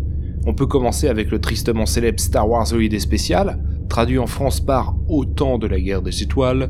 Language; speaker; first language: French; native; French